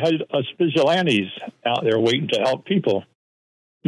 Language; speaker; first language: English; native; English